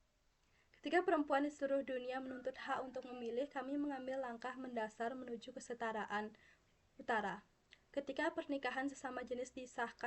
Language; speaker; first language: Indonesian; non-native, local second language; Balinese